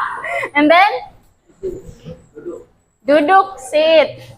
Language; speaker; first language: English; non-native, learner; Indonesian